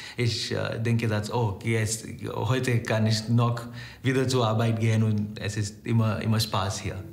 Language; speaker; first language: German; non-native, learner; Malayalam